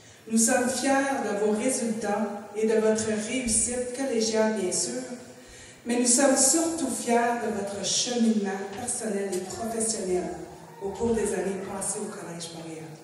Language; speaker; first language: French; native; French